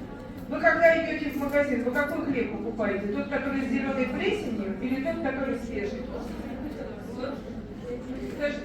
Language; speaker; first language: Russian; native; Russian